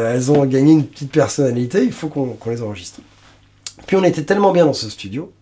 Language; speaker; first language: French; native; French